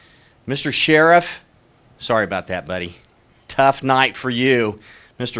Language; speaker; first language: English; native; English